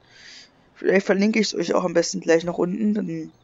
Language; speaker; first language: German; native; German